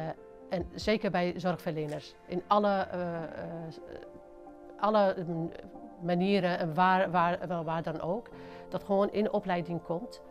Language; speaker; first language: Dutch; non-native, fluent; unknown